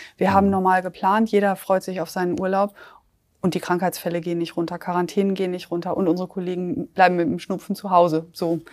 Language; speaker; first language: German; native; German